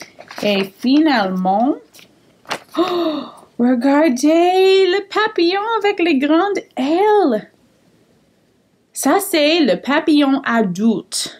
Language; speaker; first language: French; non-native, fluent; English